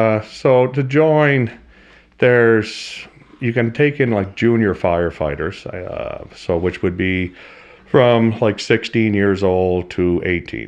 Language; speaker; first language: English; native; English